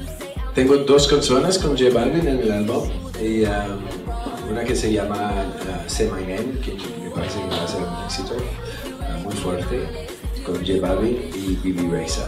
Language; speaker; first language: Spanish; non-native, fluent; French